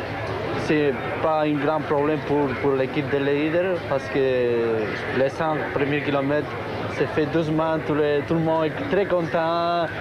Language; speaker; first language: French; non-native, learner; Spanish